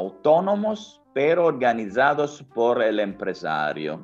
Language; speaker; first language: Spanish; non-native, fluent; Italian